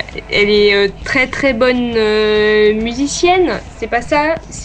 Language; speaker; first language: French; native; French